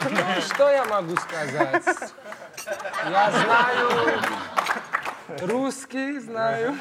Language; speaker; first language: Russian; non-native, local second language; Georgian